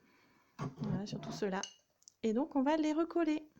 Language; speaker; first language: French; native; French